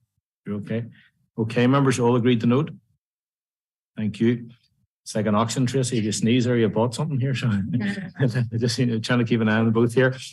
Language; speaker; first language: English; native; English